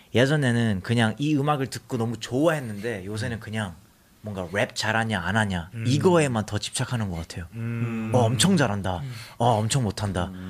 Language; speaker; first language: Korean; early bilingual, other home language; English